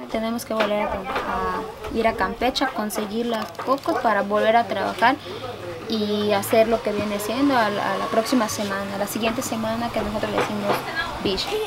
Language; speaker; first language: Spanish; native; Spanish